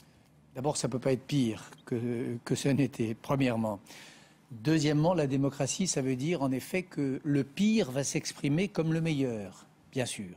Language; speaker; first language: French; native; French